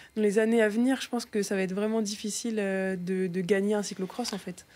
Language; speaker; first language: French; native; French